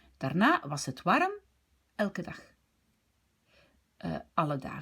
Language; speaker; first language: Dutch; non-native, fluent; French